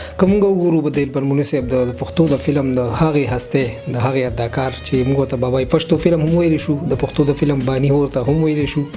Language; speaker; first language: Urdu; non-native, local second language; Pashto